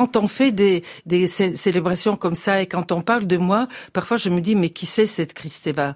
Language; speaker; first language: French; non-native, fluent; Bulgarian